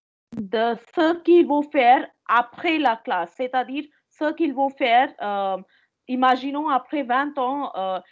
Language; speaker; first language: French; non-native, fluent; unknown